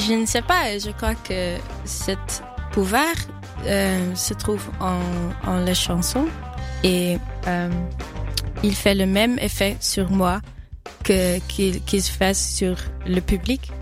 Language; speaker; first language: French; non-native, fluent; Dutch